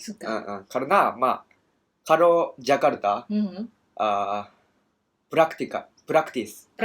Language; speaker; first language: Indonesian; non-native, learner; Japanese